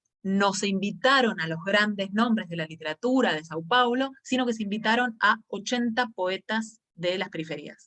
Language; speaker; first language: Spanish; non-native, fluent; Portuguese